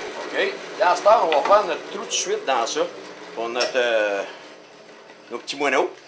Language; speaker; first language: French; native; French